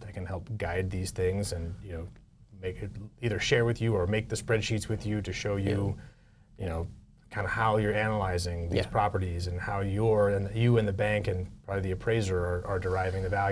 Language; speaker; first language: English; native; English